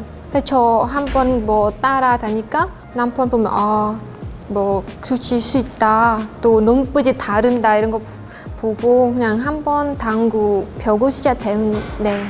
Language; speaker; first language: Korean; non-native, learner; Khmer